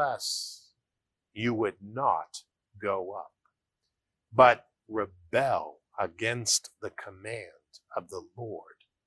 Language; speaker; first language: English; native; English